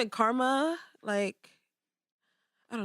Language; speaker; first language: English; native; English